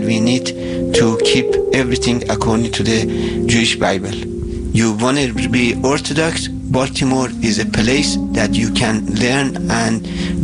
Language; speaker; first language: English; non-native, fluent; Persian